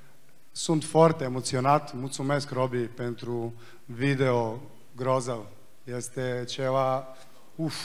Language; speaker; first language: Romanian; non-native, fluent; Serbian